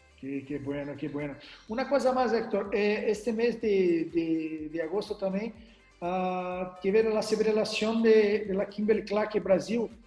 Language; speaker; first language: Spanish; non-native, learner; Portuguese